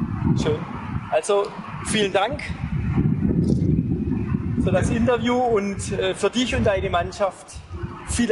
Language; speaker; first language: German; native; German